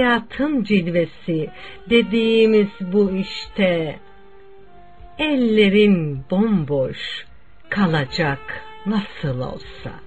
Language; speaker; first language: Turkish; native; Turkish